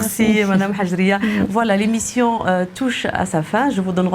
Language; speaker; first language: French; native; French